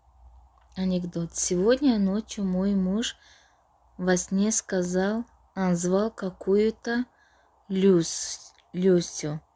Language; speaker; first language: Russian; non-native, local second language; Tajik